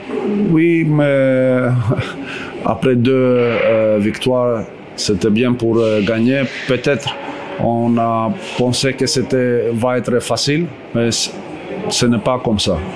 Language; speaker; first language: French; non-native, fluent; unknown